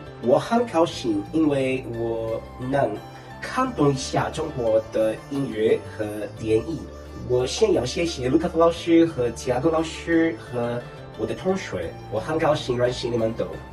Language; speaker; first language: Chinese; non-native, learner; Portuguese